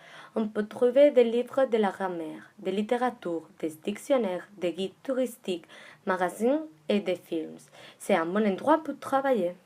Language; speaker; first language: French; non-native, learner; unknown